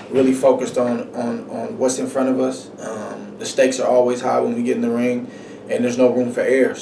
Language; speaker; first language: English; native; English